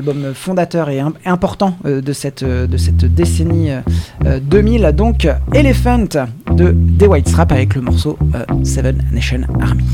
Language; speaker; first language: French; native; French